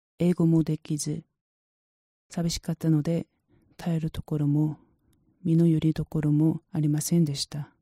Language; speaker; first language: Japanese; non-native, learner; Korean